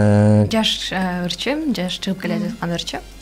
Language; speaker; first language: Kyrgyz; native; Kyrgyz